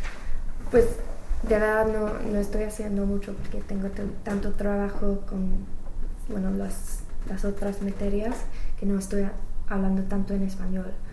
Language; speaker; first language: Spanish; non-native, learner; English